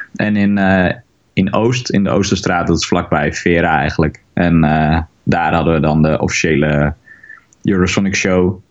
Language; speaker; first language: Dutch; native; Dutch